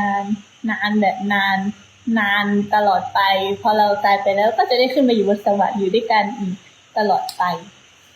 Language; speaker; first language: Thai; native; Thai